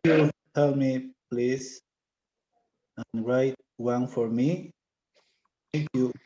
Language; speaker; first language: English; non-native, learner; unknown